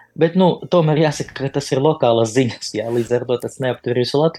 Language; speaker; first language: Latvian; native; Latvian